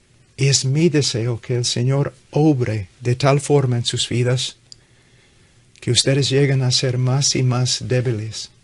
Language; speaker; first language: Spanish; non-native, fluent; English